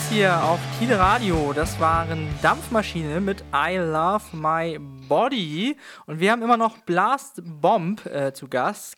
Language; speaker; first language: German; native; German